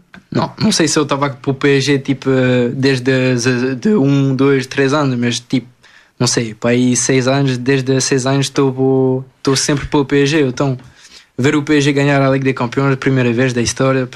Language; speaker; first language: Portuguese; early bilingual, other home language; French